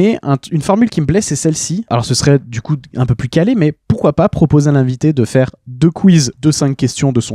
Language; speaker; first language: French; native; French